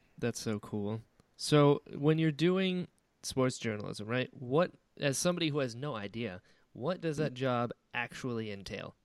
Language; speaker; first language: English; native; English